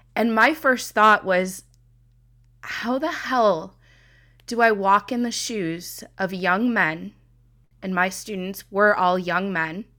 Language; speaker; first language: English; native; English